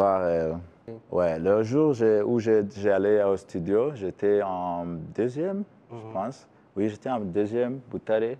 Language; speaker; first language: French; non-native, learner; Kinyarwanda